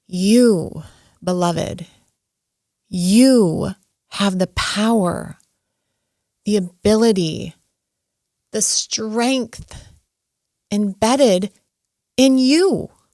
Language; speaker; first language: English; native; English